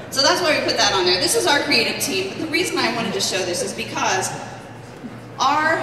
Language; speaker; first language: English; native; English